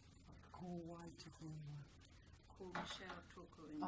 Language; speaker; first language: Māori; non-native, learner; English